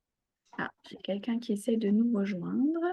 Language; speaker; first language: French; native; French